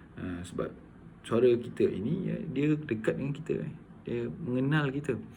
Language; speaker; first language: Malay; native; Malay